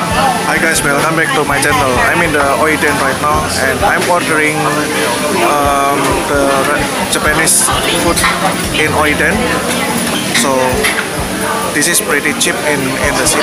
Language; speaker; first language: English; non-native, learner; Indonesian